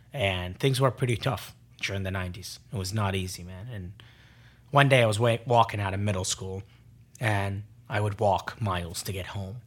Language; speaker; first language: English; non-native, fluent; Arabic